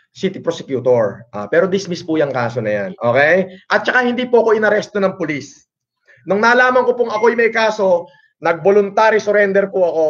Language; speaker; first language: Filipino; non-native, local second language; Iloko